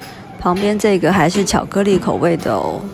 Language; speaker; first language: Chinese; native; Chinese